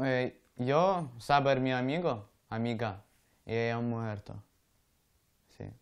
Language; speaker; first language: Spanish; non-native, learner; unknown